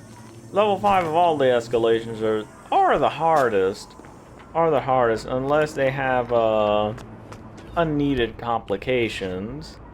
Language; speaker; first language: English; native; English